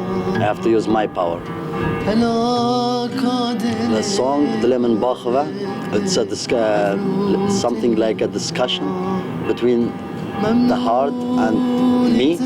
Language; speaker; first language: English; non-native, fluent; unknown